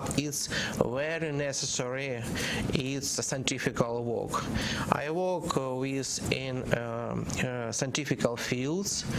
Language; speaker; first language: English; non-native, learner; Ukrainian